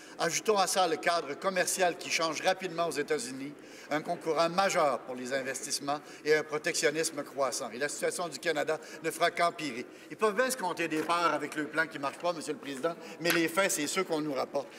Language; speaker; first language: French; native; French